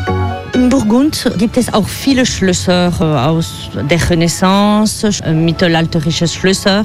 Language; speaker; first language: German; non-native, fluent; French